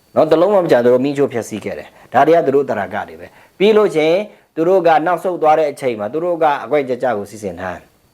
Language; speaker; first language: Burmese; non-native, local second language; Pa'o Karen